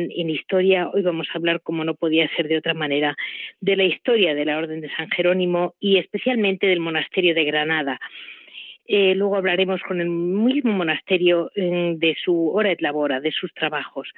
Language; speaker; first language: Spanish; native; Spanish